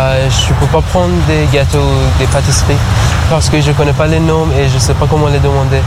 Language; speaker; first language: French; non-native, learner; Persian